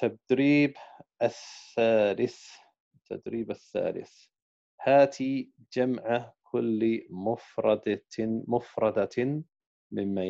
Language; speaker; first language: Arabic; non-native, fluent; English